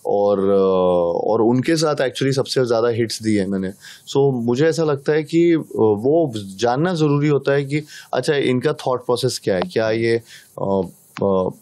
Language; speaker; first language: Hindi; native; Hindi